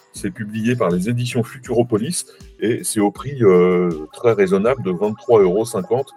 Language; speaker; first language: French; native; French